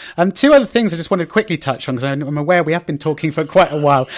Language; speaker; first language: English; native; English